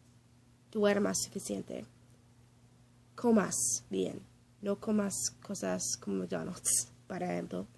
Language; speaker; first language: Spanish; non-native, learner; English